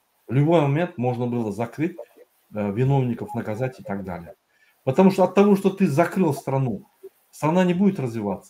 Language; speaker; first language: Russian; native; Russian